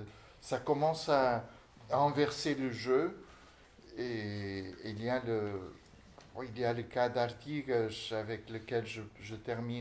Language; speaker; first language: French; non-native, fluent; Portuguese